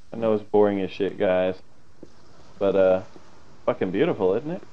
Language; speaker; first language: English; native; English